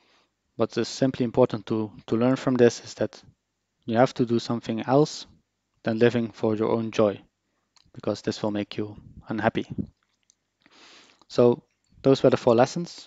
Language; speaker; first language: English; non-native, fluent; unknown